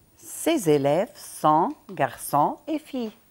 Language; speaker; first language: French; non-native, fluent; Arabic